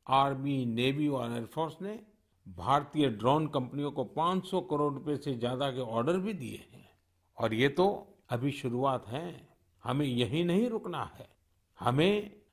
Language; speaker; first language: Hindi; non-native, local second language; Gujarati